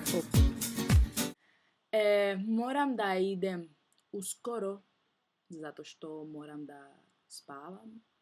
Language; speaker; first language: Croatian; non-native, learner; Spanish